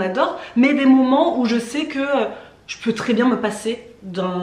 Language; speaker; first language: French; native; French